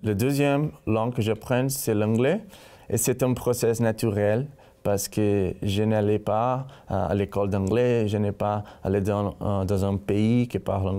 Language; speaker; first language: French; non-native, learner; Portuguese